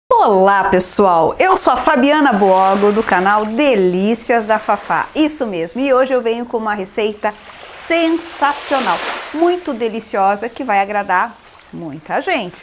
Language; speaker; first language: Portuguese; native; Portuguese